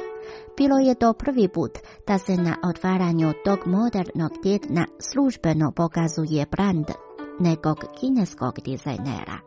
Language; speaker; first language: Croatian; non-native, fluent; Chinese